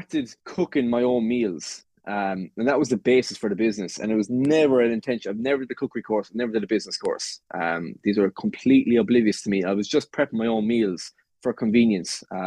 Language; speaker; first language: English; native; English